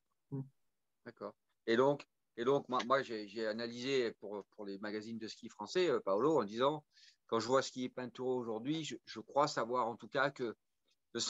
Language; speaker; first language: French; native; French